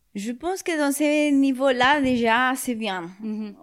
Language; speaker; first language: French; non-native, fluent; Spanish